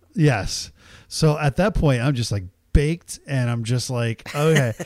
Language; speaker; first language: English; native; English